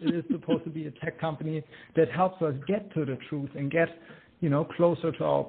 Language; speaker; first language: English; non-native, fluent; German